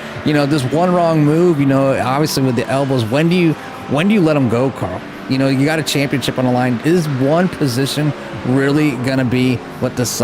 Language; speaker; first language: English; native; English